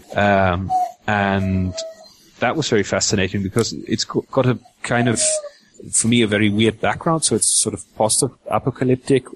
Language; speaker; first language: English; non-native, fluent; German